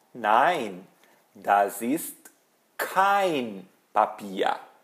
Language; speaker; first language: German; non-native, fluent; Portuguese